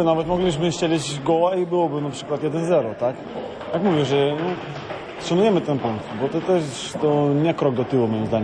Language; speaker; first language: Polish; non-native, fluent; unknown